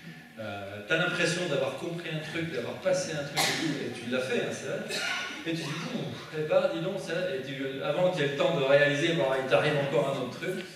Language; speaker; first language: French; native; French